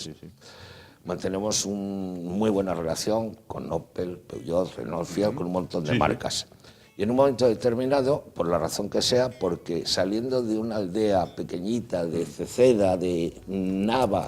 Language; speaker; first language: Spanish; native; Spanish